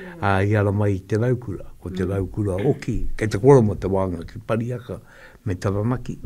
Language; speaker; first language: Māori; native; Māori